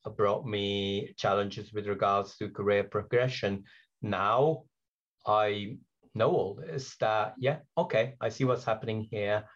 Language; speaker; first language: English; non-native, fluent; Dutch